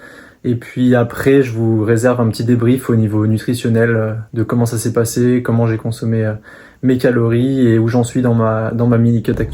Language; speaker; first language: French; native; French